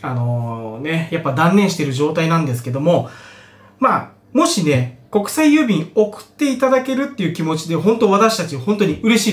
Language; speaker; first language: Japanese; native; Japanese